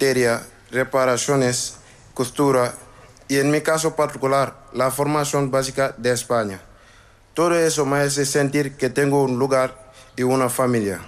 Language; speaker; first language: Spanish; non-native, learner; Wolof